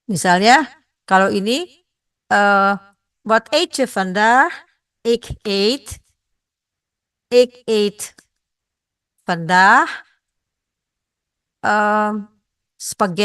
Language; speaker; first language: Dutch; non-native, fluent; Indonesian